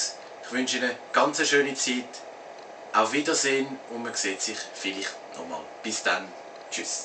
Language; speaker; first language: German; native; German